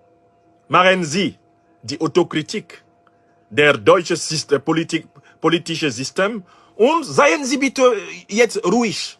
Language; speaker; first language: German; non-native, learner; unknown